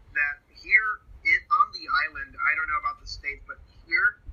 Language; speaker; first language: English; non-native, fluent; Spanish